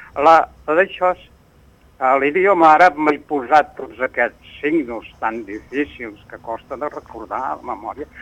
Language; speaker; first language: Catalan; non-native, local second language; Spanish